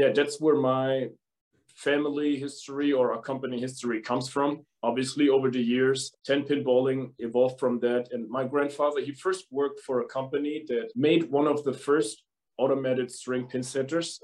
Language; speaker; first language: English; non-native, fluent; German